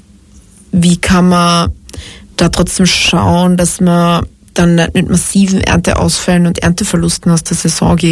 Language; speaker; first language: German; native; German